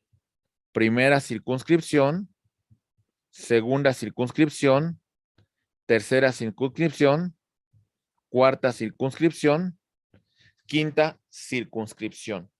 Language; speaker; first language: Spanish; native; Spanish